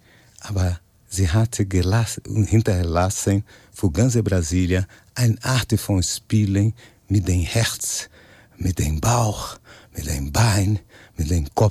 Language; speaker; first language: German; non-native, fluent; Portuguese